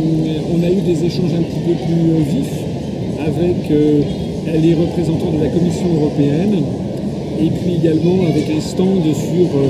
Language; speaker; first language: French; native; French